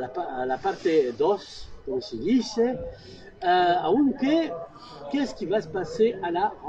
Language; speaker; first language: French; native; French